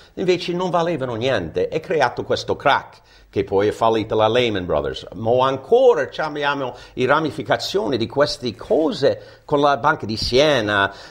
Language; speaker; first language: Italian; non-native, fluent; English